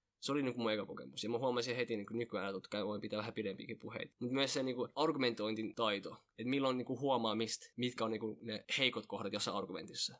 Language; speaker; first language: Finnish; early bilingual, other home language; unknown